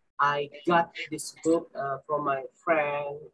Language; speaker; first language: English; non-native, learner; Indonesian